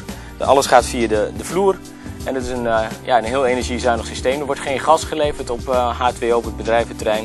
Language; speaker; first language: Dutch; native; Dutch